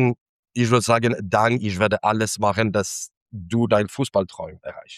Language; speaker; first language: German; non-native, fluent; English